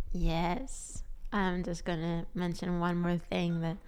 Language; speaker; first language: English; non-native, fluent; Hebrew